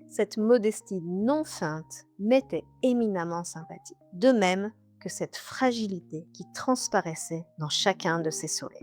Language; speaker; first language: French; native; French